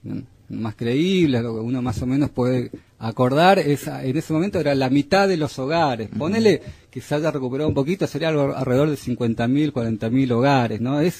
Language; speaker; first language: Spanish; native; Spanish